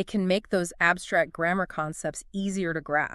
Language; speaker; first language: English; native; English